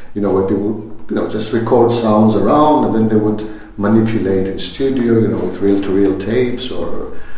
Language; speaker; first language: English; non-native, fluent; Greek